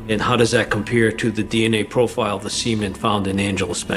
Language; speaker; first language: English; native; English